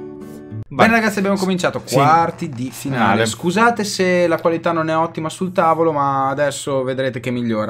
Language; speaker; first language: Italian; native; Italian